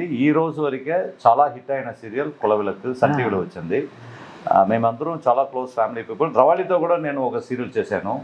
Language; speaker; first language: Telugu; non-native, fluent; Tamil